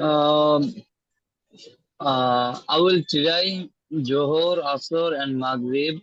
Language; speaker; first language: English; non-native, learner; Bangla